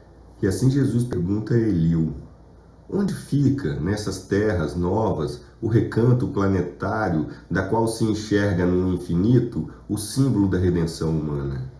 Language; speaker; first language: Portuguese; native; Portuguese